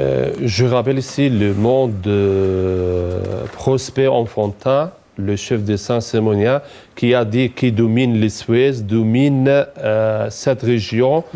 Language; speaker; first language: French; non-native, fluent; Arabic